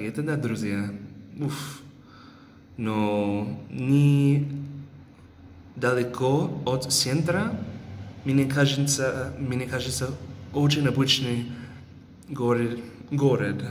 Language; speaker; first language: Russian; non-native, learner; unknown